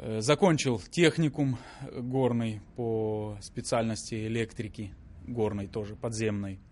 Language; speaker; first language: Russian; native; Russian